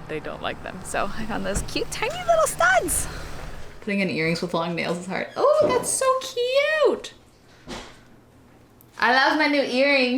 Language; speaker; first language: English; native; English